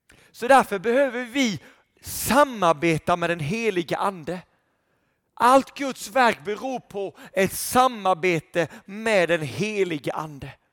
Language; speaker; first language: Swedish; native; Swedish